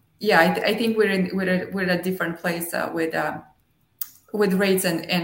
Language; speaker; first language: English; non-native, fluent; Armenian